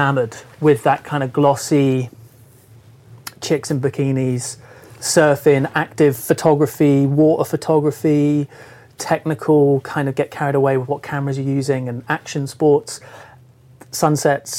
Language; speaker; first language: English; native; English